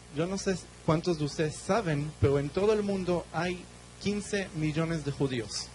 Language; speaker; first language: Spanish; early bilingual, heritage; Hebrew